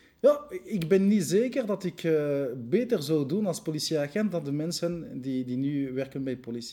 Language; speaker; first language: Dutch; non-native, local second language; French